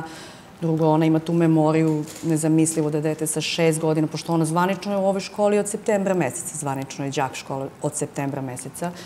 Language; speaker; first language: Serbian; native; Serbian